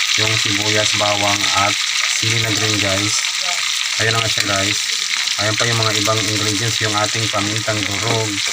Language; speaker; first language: Filipino; non-native, local second language; Cebuano